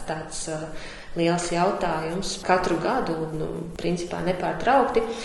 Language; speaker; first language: Latvian; native; Latvian